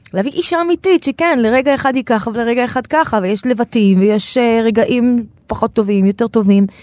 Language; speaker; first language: Hebrew; non-native, local second language; Arabic